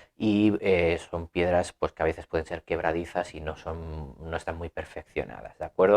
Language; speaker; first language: Spanish; native; Spanish